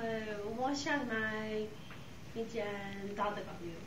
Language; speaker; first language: Chinese; non-native, learner; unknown